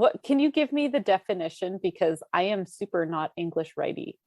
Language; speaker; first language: English; native; English